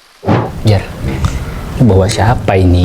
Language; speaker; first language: Indonesian; native; Indonesian